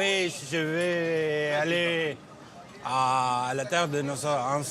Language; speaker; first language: French; non-native, fluent; Spanish